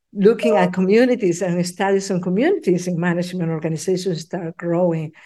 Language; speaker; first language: English; non-native, fluent; Spanish